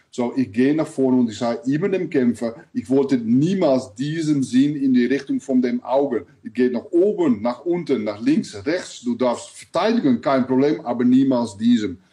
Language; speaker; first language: German; non-native, learner; Dutch